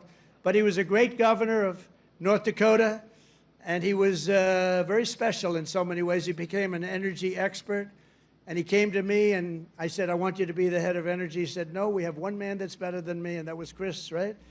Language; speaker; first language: English; native; English